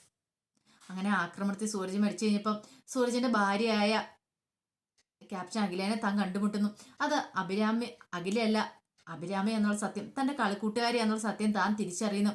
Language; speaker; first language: Malayalam; native; Malayalam